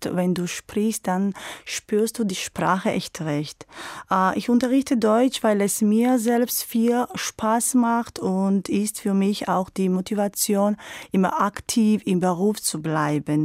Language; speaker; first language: German; non-native, fluent; Georgian